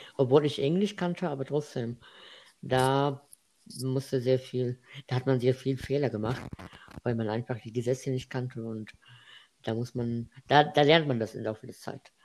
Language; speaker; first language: German; non-native, fluent; Arabic